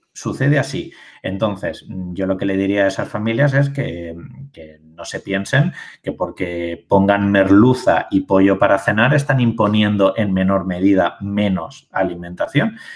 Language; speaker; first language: Spanish; native; Spanish